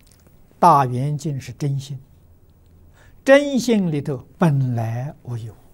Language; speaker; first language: Chinese; native; Chinese